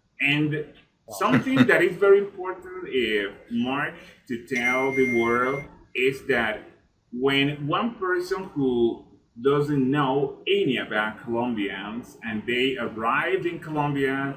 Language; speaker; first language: English; non-native, fluent; Spanish